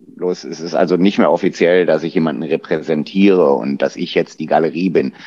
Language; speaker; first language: German; native; German